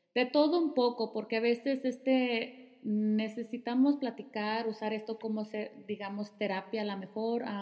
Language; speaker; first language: Spanish; early bilingual, heritage; Spanish